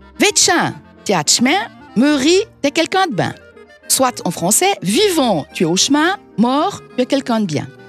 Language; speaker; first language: French; native; French